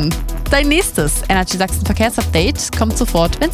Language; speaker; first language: German; native; German